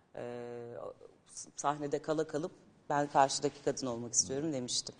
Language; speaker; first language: Turkish; native; Turkish